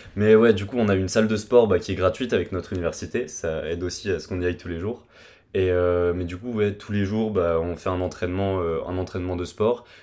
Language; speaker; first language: French; native; French